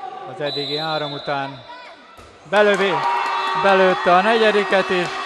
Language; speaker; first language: Hungarian; native; Hungarian